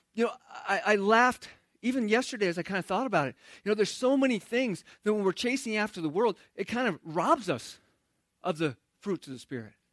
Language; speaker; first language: English; native; English